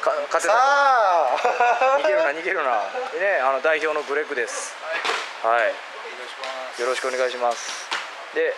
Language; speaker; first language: Japanese; native; Japanese